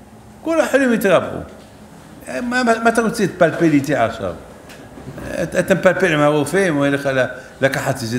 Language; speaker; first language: Hebrew; non-native, fluent; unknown